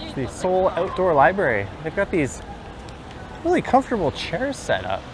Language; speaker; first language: English; native; English